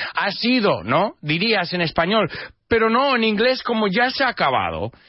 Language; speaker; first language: Spanish; non-native, fluent; English